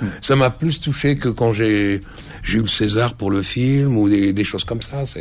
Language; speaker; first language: French; early bilingual, other home language; Arabic